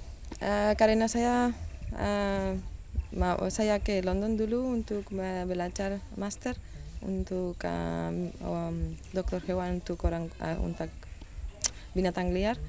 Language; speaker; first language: Indonesian; non-native, learner; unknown